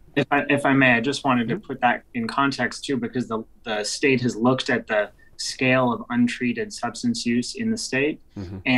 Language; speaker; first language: English; native; English